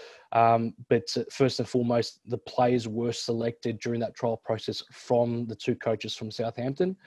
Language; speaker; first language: English; native; English